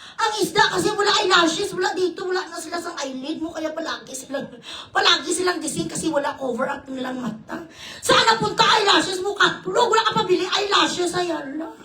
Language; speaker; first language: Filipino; non-native, local second language; Hiligaynon